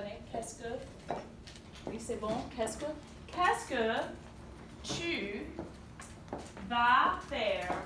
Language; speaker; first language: French; non-native, fluent; English